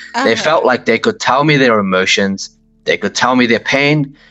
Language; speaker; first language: English; native; English